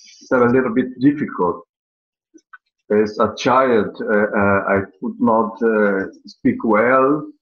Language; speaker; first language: English; non-native, learner; Portuguese